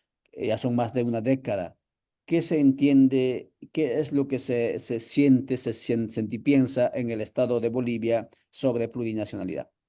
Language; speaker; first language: Spanish; native; Spanish